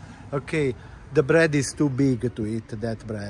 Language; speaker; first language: English; non-native, fluent; Italian